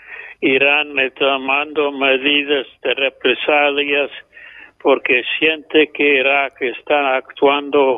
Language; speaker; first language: Spanish; non-native, fluent; English